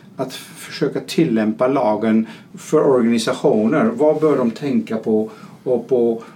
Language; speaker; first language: Swedish; non-native, fluent; Dutch